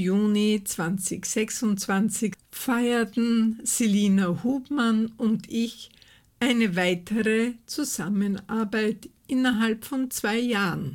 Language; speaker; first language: German; native; German